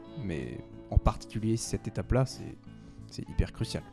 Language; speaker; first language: French; native; French